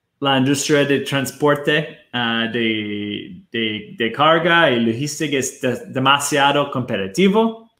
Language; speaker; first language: Spanish; non-native, fluent; Portuguese